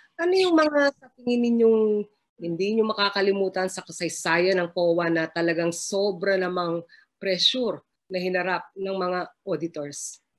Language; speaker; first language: Filipino; native; Filipino